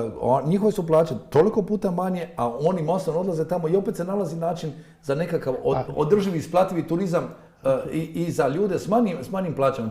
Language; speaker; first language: Croatian; native; Croatian